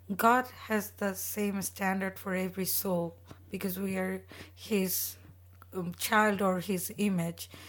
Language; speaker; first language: English; non-native, local second language; Bangla